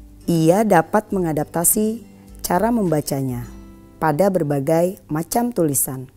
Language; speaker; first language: Indonesian; native; Indonesian